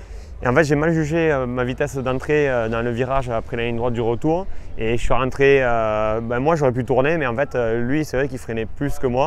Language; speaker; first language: French; native; French